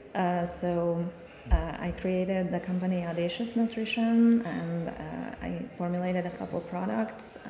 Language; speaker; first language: English; non-native, fluent; Hungarian